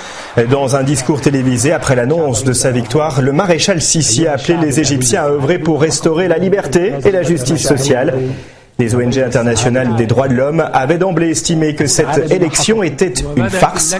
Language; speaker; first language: French; native; French